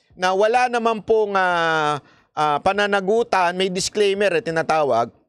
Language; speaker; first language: Filipino; native; Filipino